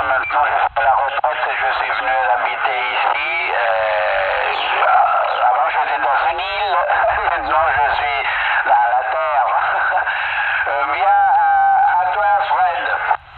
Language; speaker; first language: French; early bilingual, heritage; Italian